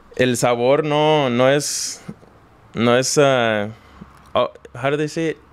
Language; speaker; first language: Spanish; native; Spanish